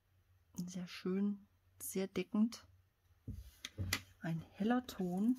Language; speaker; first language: German; native; German